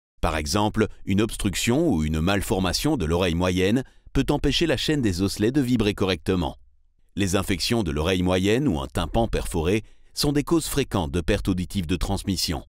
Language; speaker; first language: French; native; French